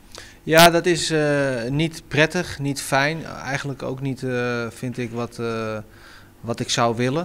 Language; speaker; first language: Dutch; native; Dutch